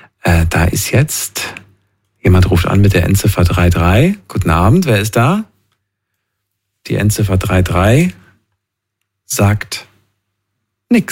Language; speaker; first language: German; native; German